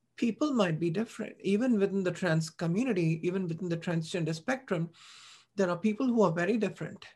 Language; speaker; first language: English; non-native, local second language; Tamil